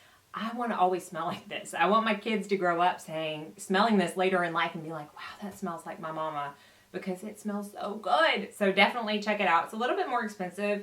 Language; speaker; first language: English; native; English